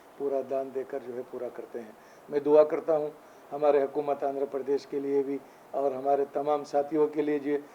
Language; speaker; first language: Urdu; native; Urdu